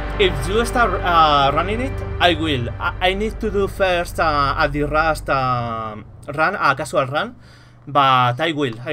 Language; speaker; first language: English; non-native, fluent; Spanish